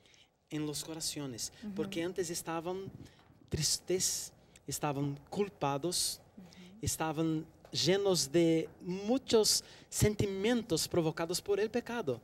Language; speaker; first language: Spanish; non-native, fluent; Portuguese